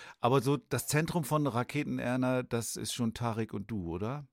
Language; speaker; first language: German; native; German